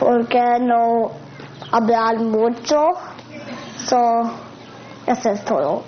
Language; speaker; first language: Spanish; non-native, learner; English